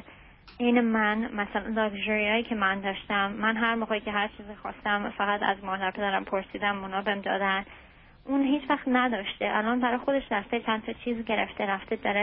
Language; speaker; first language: Persian; early bilingual, heritage; Persian